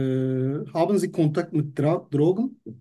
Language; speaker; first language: German; non-native, learner; Turkish